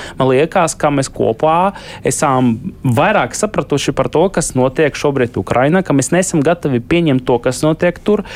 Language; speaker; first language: Latvian; non-native, local second language; Russian